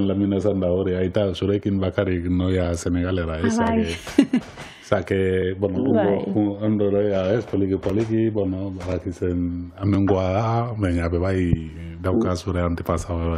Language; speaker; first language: Basque; non-native, learner; Wolof